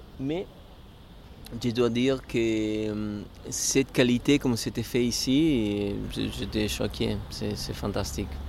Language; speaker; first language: French; non-native, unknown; Spanish